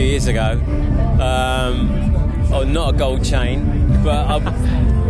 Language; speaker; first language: English; native; English